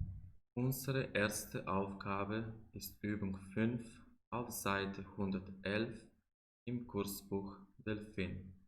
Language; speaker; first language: German; non-native, fluent; Macedonian